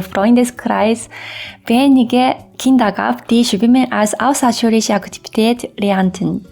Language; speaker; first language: German; non-native, fluent; Japanese